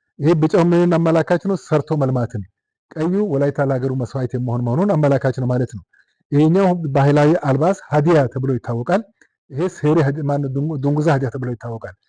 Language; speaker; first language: Amharic; non-native, local second language; Wolaytta